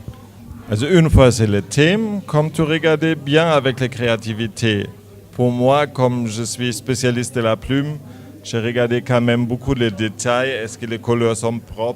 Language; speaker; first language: French; non-native, learner; German